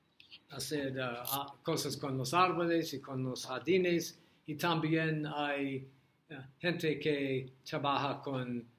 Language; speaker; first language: Spanish; non-native, learner; English